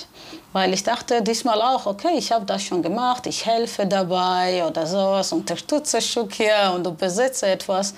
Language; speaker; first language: German; non-native, fluent; Georgian